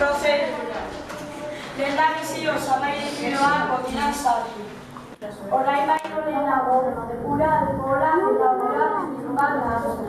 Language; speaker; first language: Basque; non-native, local second language; Spanish